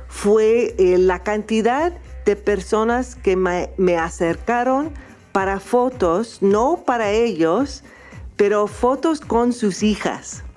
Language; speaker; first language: Spanish; non-native, fluent; English